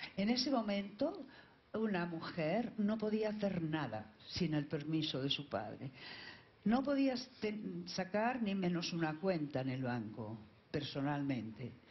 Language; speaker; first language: Spanish; native; Spanish